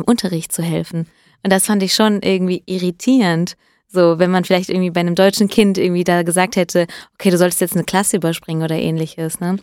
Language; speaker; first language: German; early bilingual, other home language; Italian